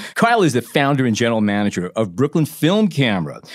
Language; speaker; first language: English; native; English